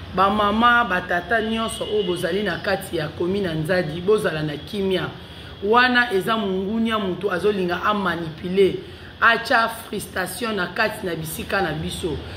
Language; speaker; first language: Lingala; non-native, local second language; Kongo